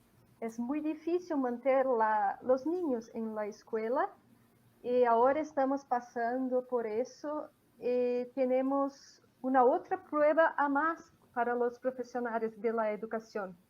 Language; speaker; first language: Spanish; non-native, fluent; Portuguese